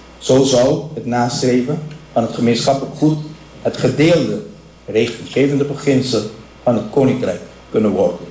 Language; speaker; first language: Dutch; non-native, local second language; Papiamento